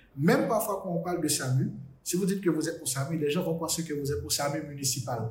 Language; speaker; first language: French; non-native, local second language; Haitian Creole